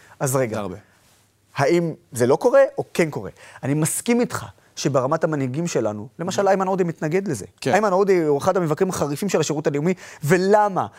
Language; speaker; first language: Hebrew; non-native, local second language; Arabic